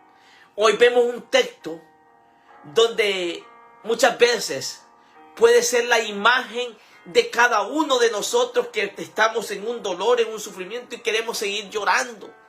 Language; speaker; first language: Spanish; native; Spanish